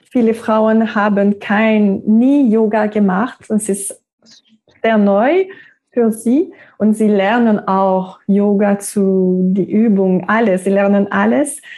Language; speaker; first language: German; non-native, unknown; French